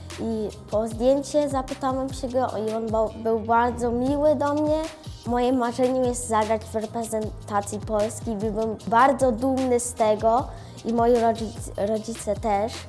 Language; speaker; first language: Polish; early bilingual, heritage; Polish